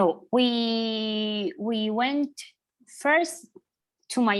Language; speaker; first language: English; non-native, learner; Spanish